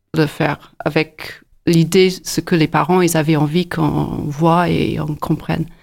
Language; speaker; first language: French; non-native, fluent; English